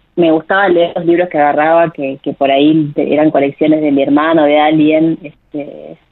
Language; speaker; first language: Spanish; native; Spanish